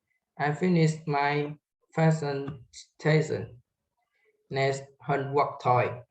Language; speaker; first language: English; non-native, learner; Vietnamese